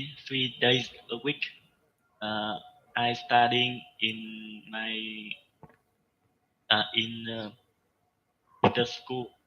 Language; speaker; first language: English; non-native, learner; Vietnamese